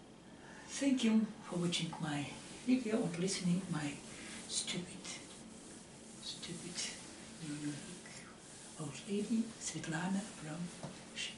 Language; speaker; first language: English; non-native, learner; Russian